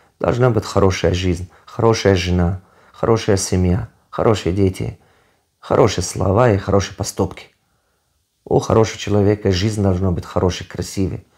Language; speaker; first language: Russian; non-native, local second language; Tajik